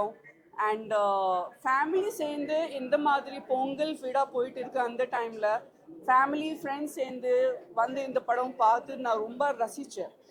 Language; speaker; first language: Tamil; non-native, fluent; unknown